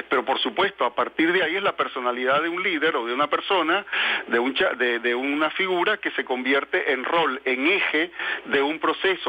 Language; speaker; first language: Spanish; native; Spanish